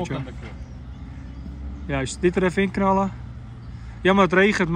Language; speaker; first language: Dutch; native; Dutch